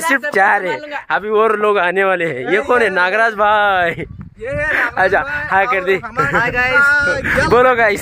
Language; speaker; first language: Hindi; native; Hindi